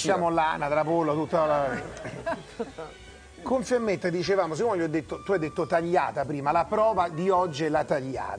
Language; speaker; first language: Italian; native; Italian